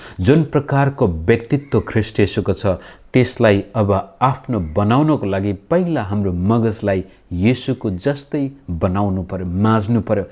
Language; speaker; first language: Nepali; native; Nepali